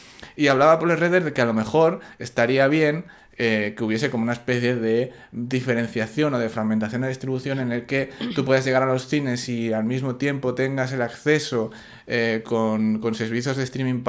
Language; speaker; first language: Spanish; native; Spanish